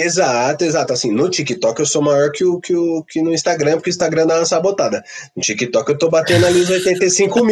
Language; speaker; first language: Portuguese; native; Portuguese